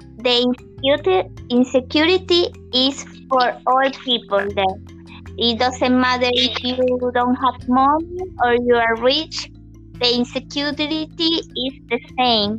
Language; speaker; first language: English; non-native, fluent; Spanish